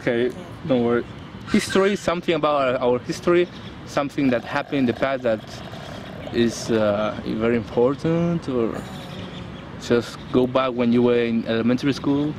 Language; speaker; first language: English; non-native, fluent; Spanish